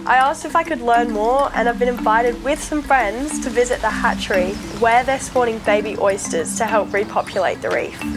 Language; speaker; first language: English; native; English